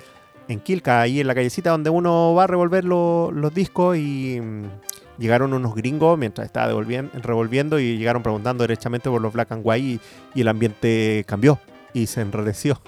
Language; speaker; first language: Spanish; native; Spanish